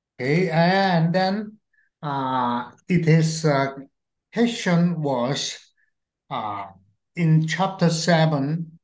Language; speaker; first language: English; non-native, learner; Korean